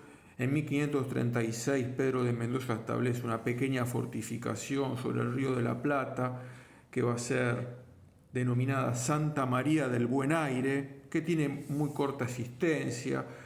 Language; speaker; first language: Spanish; native; Spanish